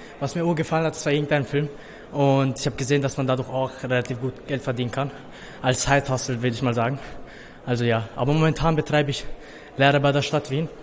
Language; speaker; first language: German; non-native, fluent; Persian